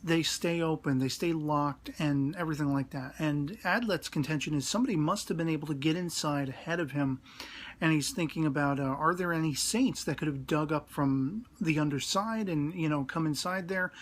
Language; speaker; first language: English; native; English